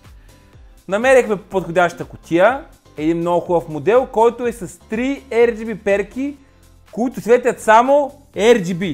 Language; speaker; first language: Bulgarian; native; Bulgarian